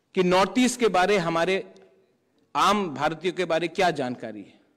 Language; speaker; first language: Hindi; non-native, local second language; Kok Borok